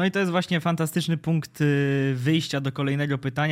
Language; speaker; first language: Polish; native; Polish